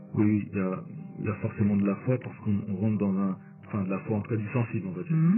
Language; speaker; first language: French; native; French